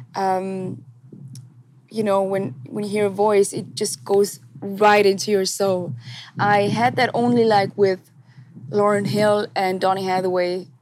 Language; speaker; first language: English; non-native, fluent; Tamil